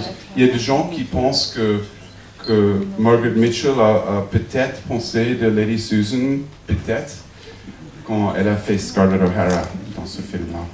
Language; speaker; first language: French; non-native, fluent; English